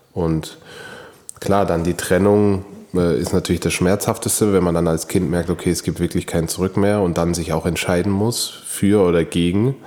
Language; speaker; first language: German; native; German